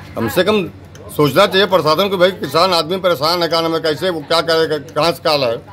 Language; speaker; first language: Hindi; native; Hindi